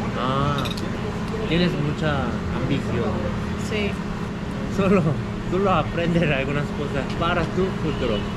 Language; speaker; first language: Spanish; non-native, learner; Korean